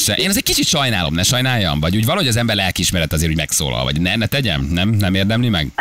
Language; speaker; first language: Hungarian; native; Hungarian